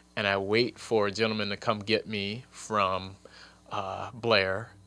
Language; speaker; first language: English; native; English